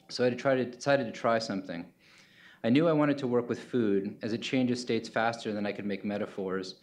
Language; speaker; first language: English; native; English